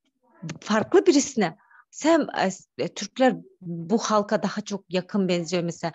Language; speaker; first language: Turkish; non-native, fluent; Kyrgyz